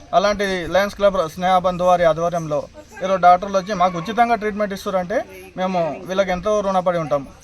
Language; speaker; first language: Telugu; non-native, local second language; Lambadi